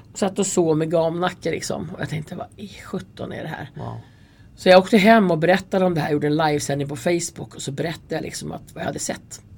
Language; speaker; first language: Swedish; native; Swedish